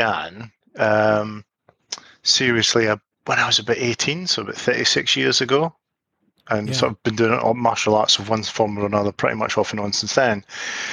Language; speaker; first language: English; native; English